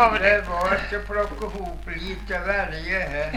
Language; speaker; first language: Swedish; native; Swedish